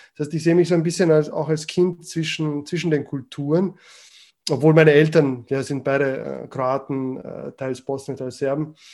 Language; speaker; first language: German; early bilingual, other home language; Croatian